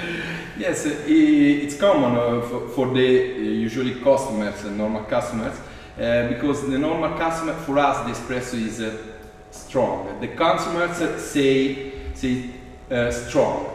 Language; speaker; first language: English; non-native, fluent; Italian